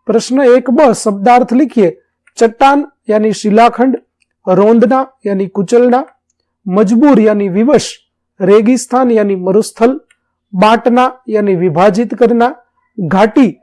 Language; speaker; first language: Hindi; non-native, local second language; Gujarati